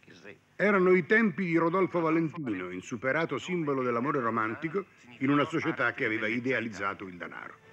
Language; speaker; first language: Italian; native; Italian